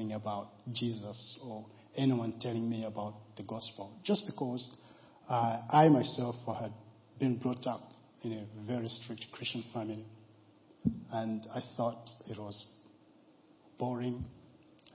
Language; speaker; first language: English; non-native, local second language; Nyanja